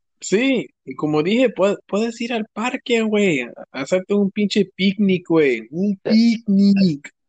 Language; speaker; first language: Spanish; early bilingual, heritage; Spanish